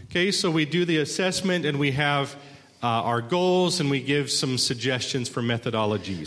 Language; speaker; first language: English; native; English